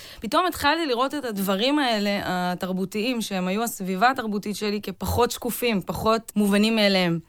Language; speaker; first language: Hebrew; native; Hebrew